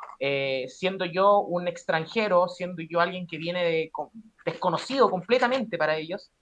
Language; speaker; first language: Spanish; native; Spanish